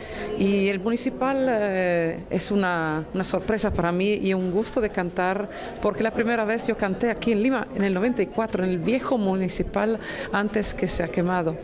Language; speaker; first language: Spanish; non-native, fluent; Italian